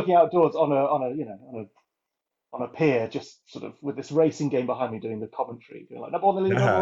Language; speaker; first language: English; native; English